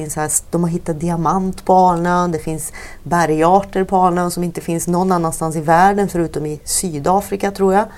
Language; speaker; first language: Swedish; native; Swedish